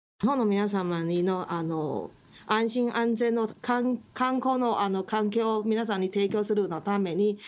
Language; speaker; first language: Japanese; non-native, fluent; Chinese